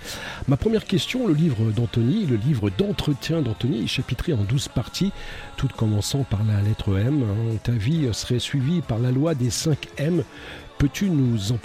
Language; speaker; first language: French; native; French